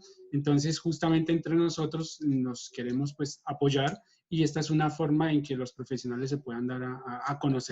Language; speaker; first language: Spanish; native; Spanish